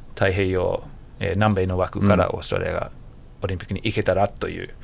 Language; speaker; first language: Japanese; non-native, fluent; English